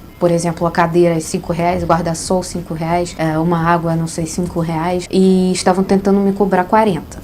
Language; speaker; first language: Portuguese; non-native, fluent; Russian